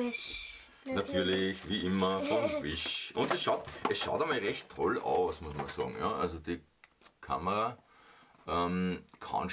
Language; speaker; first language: German; native; German